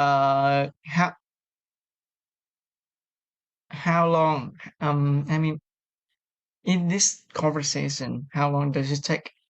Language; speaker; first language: English; non-native, fluent; Vietnamese